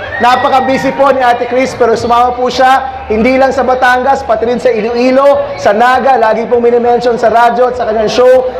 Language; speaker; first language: Filipino; native; Filipino